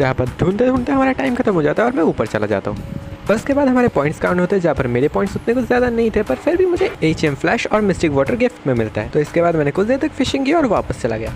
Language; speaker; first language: Hindi; native; Hindi